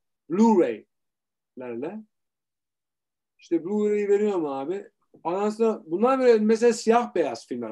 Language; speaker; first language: Turkish; early bilingual, heritage; Turkish